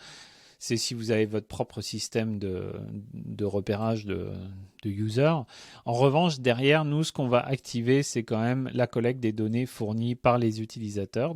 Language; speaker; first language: French; native; French